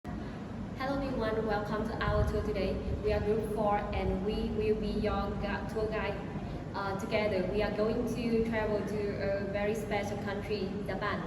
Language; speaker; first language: English; non-native, learner; Vietnamese